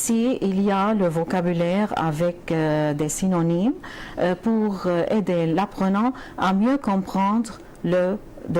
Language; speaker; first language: French; non-native, fluent; Arabic